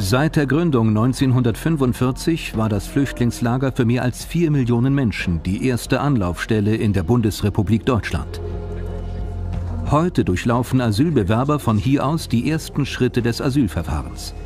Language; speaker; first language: German; native; German